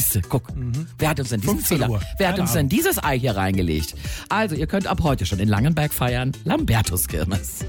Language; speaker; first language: German; native; German